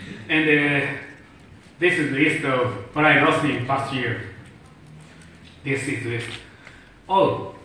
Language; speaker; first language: English; non-native, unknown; Japanese